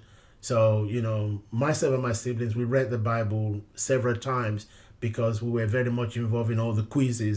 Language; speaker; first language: English; non-native, local second language; Yoruba